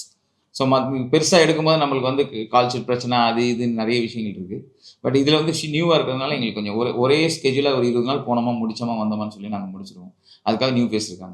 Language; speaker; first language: Tamil; native; Tamil